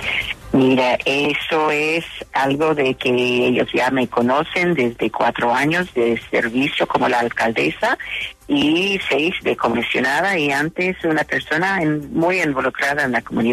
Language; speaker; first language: Spanish; non-native, fluent; English